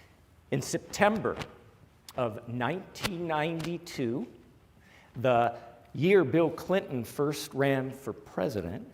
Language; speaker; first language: English; native; English